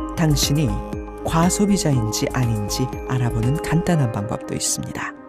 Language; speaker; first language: Korean; native; Korean